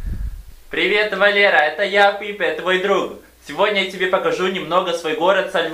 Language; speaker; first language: Russian; non-native, fluent; Portuguese